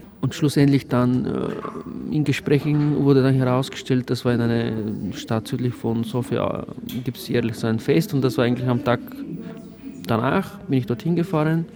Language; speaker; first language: German; non-native, fluent; Bulgarian